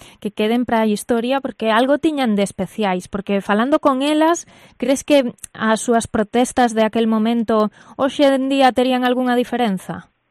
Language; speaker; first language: Galician; native; Galician